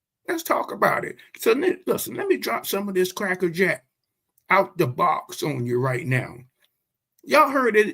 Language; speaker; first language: English; native; English